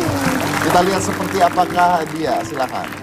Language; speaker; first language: Indonesian; native; Indonesian